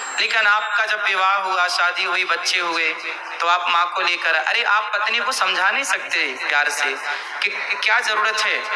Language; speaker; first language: Hindi; native; Hindi